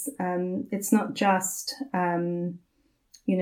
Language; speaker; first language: English; native; English